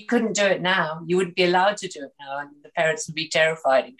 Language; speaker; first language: English; native; English